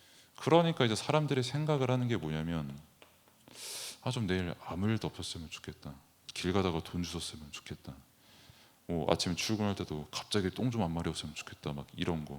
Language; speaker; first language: Korean; native; Korean